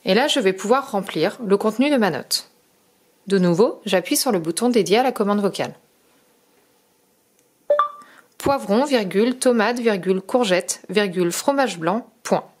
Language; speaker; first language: French; native; French